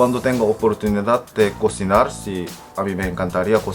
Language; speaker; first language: Spanish; non-native, fluent; Korean